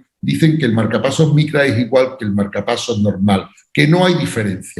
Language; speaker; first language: Spanish; native; Spanish